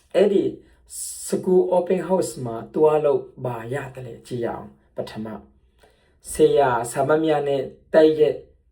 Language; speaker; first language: Burmese; non-native, local second language; Tedim Chin